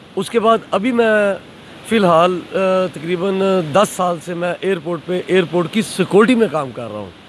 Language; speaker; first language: Urdu; non-native, local second language; Punjabi